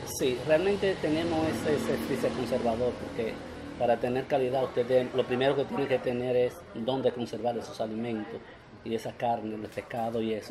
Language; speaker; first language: Spanish; native; Spanish